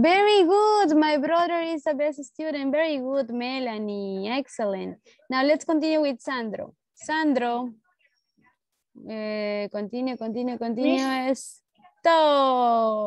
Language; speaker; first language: English; non-native, learner; Spanish